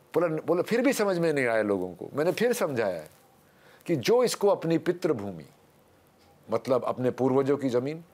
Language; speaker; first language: Hindi; native; Hindi